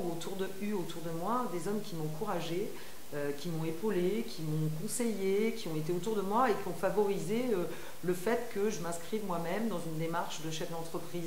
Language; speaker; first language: French; native; French